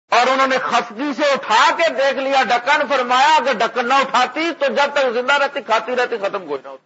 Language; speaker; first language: Urdu; non-native, local second language; Punjabi